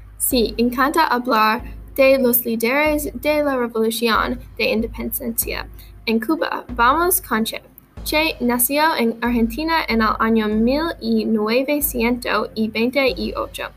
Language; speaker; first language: Spanish; non-native, learner; English